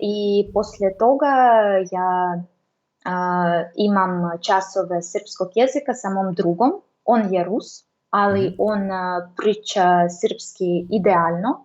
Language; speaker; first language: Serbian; non-native, learner; Russian